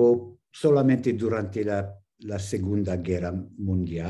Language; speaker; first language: Spanish; non-native, fluent; English